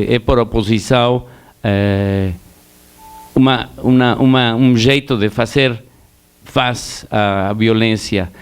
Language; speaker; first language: Portuguese; non-native, learner; Spanish